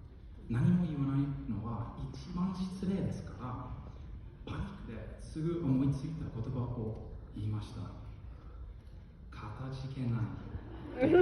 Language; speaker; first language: Japanese; non-native, fluent; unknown